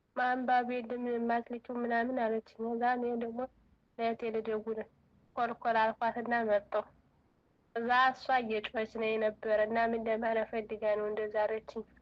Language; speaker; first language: Amharic; native; Amharic